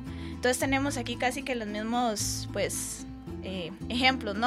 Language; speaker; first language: Spanish; native; Spanish